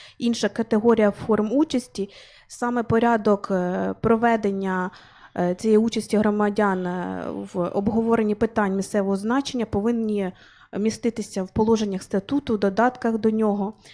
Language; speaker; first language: Ukrainian; native; Ukrainian